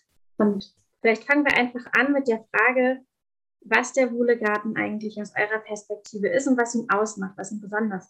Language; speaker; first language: German; native; German